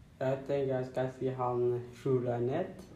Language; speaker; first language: Norwegian; non-native, learner; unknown